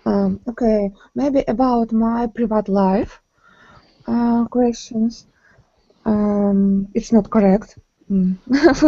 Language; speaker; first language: English; non-native, learner; Ukrainian